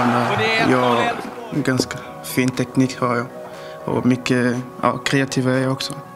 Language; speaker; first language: Swedish; non-native, fluent; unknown